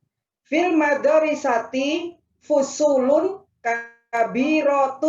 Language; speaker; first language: Arabic; non-native, learner; Indonesian